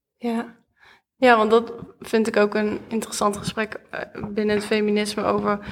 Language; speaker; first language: Dutch; native; Dutch